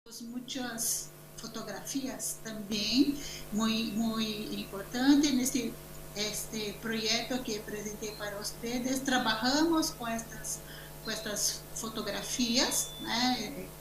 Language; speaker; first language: Spanish; non-native, learner; Portuguese